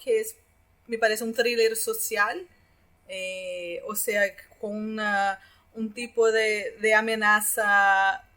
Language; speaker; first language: Spanish; non-native, fluent; Portuguese